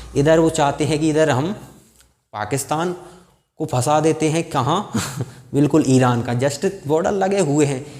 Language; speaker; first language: Hindi; native; Hindi